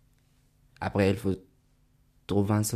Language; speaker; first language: French; non-native, learner; Arabic